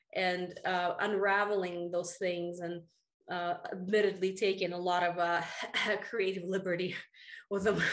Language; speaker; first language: English; early bilingual, other home language; Russian